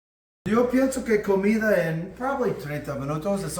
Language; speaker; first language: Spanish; non-native, learner; English